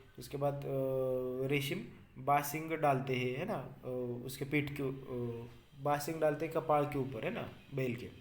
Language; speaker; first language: Hindi; non-native, local second language; Marathi